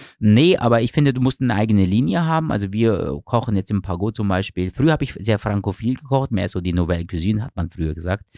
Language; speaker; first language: German; early bilingual, other home language; Turkish